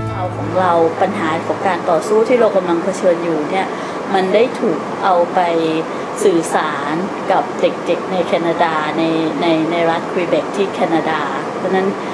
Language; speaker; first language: Thai; native; Thai